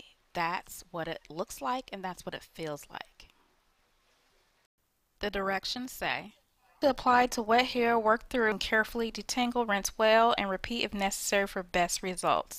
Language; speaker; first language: English; native; English